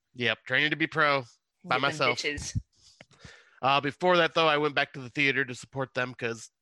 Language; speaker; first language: English; native; English